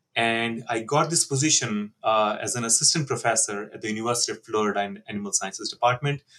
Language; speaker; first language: English; non-native, local second language; Hindi